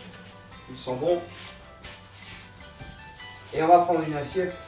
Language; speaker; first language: French; non-native, learner; Spanish